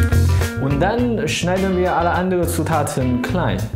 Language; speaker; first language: German; non-native, fluent; Chinese